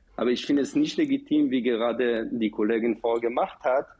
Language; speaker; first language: German; non-native, fluent; Hebrew